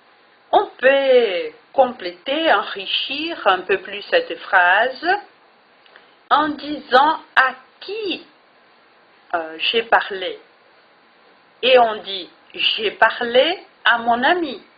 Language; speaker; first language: French; non-native, fluent; Portuguese